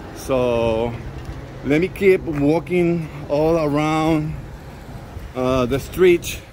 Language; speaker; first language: English; non-native, local second language; Spanish